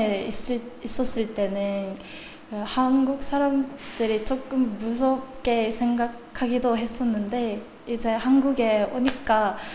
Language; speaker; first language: Korean; non-native, learner; Japanese